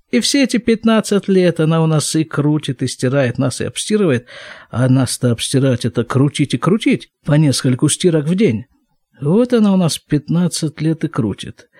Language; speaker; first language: Russian; native; Russian